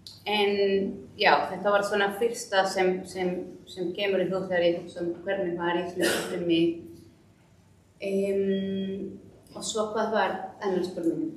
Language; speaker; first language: Icelandic; non-native, fluent; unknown